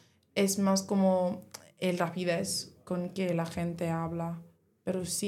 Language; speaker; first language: Spanish; non-native, learner; English